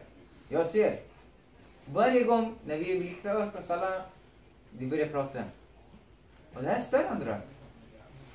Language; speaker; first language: Swedish; non-native, fluent; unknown